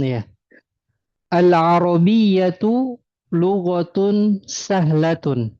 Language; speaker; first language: Arabic; non-native, fluent; Indonesian